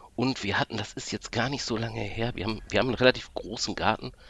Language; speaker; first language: German; native; German